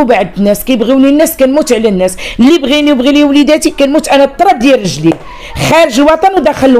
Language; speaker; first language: Arabic; native; Arabic